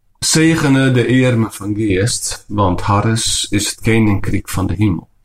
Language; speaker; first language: Dutch; non-native, local second language; Western Frisian